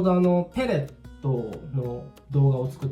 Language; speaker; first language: Japanese; native; Japanese